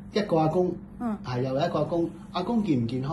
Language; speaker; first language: Cantonese; native; Cantonese